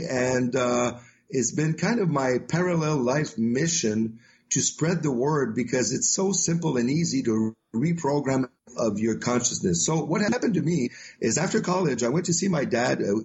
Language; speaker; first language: English; non-native, fluent; French